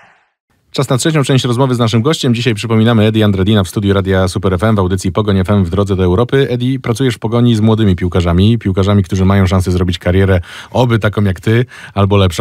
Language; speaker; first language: Polish; native; Polish